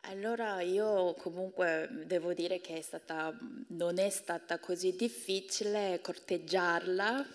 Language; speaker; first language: Italian; non-native, fluent; Korean